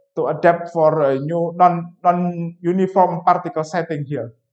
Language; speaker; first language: English; non-native, fluent; Indonesian